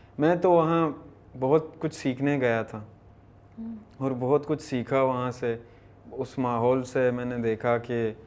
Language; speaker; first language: Urdu; non-native, local second language; Baluchi